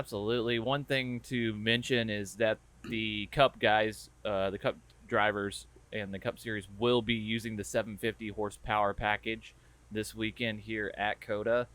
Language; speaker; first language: English; native; English